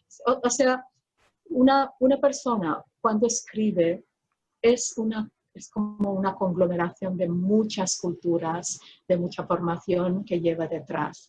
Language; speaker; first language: Spanish; non-native, fluent; Filipino